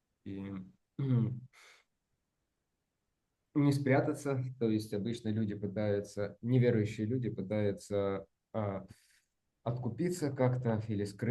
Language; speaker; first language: Russian; native; Russian